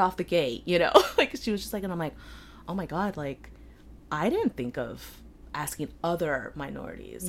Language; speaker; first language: English; early bilingual, other home language; Polish